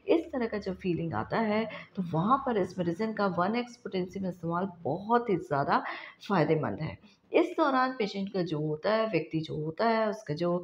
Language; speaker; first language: Hindi; non-native, local second language; Marathi